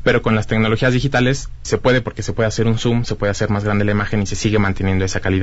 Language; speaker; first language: Spanish; native; Spanish